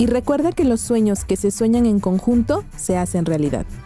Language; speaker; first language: Spanish; native; Spanish